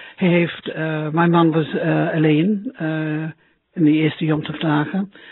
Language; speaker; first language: Dutch; non-native, fluent; English